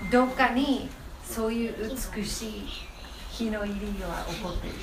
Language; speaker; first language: Japanese; non-native, fluent; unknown